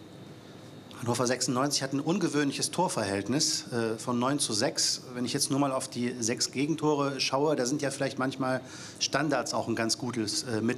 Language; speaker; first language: German; native; German